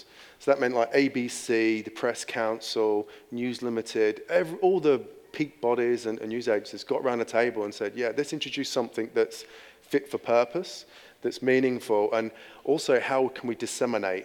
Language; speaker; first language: English; native; English